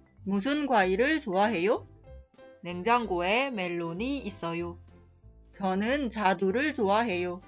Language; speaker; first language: Korean; non-native, fluent; Spanish